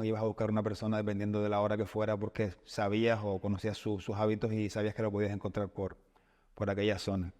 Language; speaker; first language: Spanish; native; Spanish